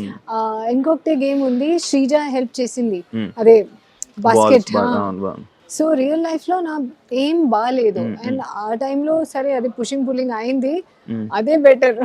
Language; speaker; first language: Telugu; non-native, learner; Hindi